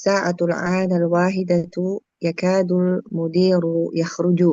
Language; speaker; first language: Arabic; non-native, learner; Indonesian